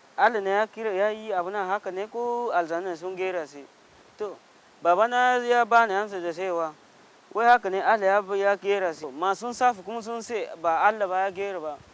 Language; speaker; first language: Hausa; non-native, local second language; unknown